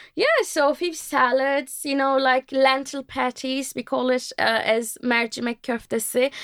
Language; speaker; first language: English; non-native, fluent; Turkish